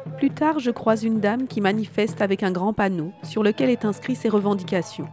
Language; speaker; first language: French; native; French